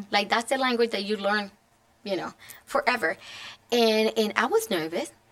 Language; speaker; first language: English; non-native, fluent; Spanish